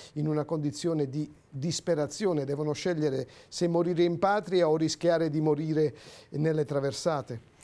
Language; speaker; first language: Italian; native; Italian